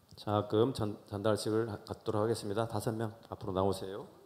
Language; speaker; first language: Korean; native; Korean